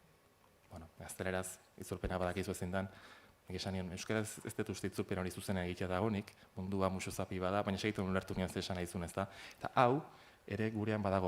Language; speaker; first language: Basque; native; Basque